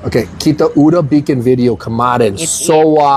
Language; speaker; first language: Indonesian; non-native, learner; English